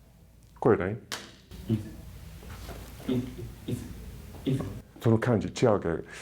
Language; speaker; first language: Japanese; non-native, fluent; English